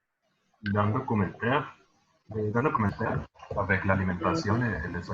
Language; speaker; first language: French; non-native, learner; Spanish